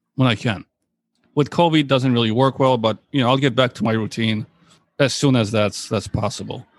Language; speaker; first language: English; early bilingual, other home language; Polish